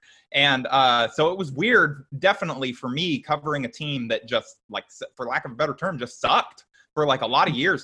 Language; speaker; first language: English; native; English